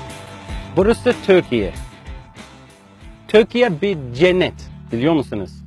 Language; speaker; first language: Turkish; non-native, fluent; English